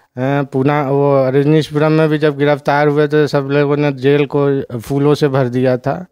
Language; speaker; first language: Hindi; native; Hindi